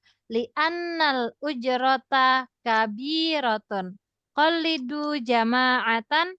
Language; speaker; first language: Arabic; non-native, fluent; Indonesian